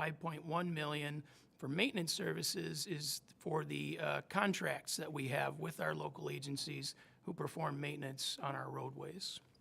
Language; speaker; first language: English; native; English